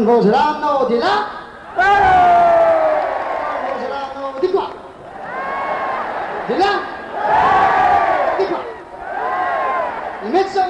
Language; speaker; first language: Italian; non-native, learner; English